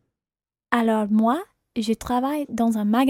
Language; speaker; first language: French; non-native, learner; English